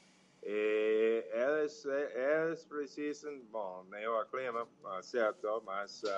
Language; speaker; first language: Portuguese; non-native, fluent; English